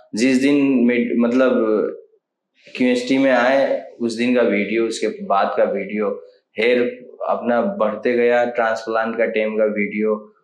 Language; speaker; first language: Hindi; native; Hindi